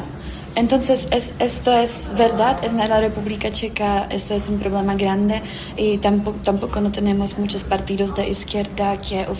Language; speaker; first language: Spanish; non-native, fluent; Czech